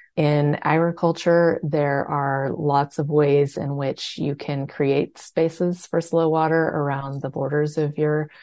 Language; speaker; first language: English; native; English